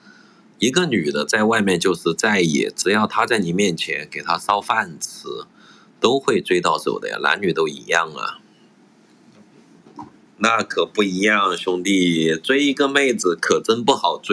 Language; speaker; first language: Chinese; native; Chinese